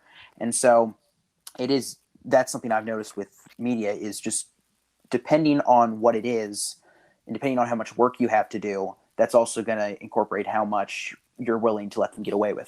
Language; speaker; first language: English; native; English